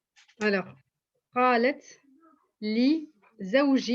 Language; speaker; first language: Arabic; non-native, learner; French